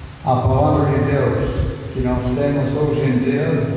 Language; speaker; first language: Portuguese; non-native, fluent; English